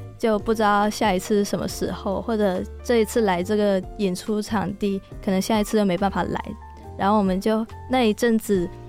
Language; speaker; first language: Chinese; non-native, local second language; Cantonese